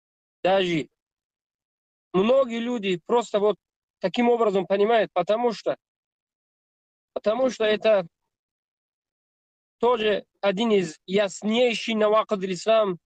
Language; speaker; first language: Russian; non-native, learner; Tajik